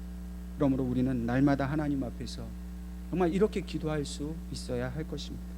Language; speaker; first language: Korean; native; Korean